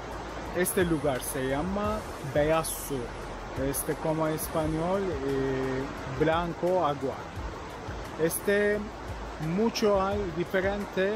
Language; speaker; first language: Spanish; non-native, learner; Turkish